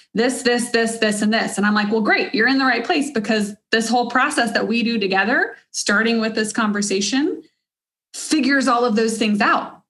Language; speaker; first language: English; native; English